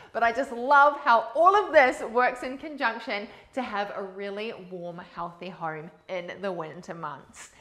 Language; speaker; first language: English; native; English